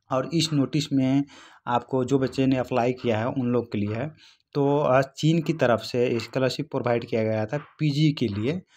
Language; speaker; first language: Hindi; non-native, local second language; Bhojpuri